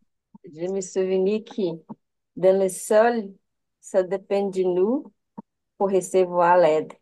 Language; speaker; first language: French; non-native, learner; Portuguese